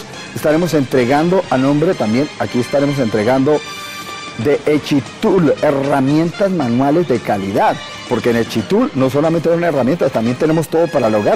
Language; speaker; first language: Spanish; native; Spanish